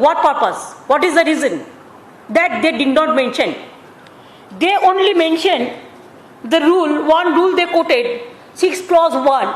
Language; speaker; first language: English; non-native, local second language; Bangla